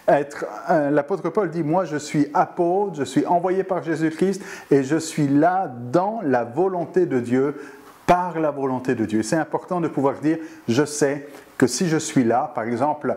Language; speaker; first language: French; native; French